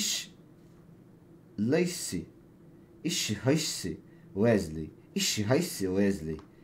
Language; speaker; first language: German; non-native, learner; Portuguese